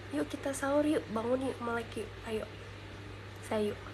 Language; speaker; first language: Indonesian; native; Indonesian